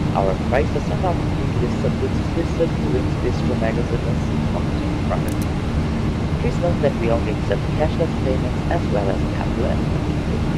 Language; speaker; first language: English; non-native, fluent; German